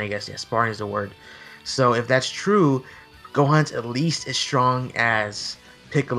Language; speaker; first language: English; native; English